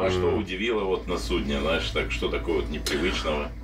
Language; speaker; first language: Russian; native; Russian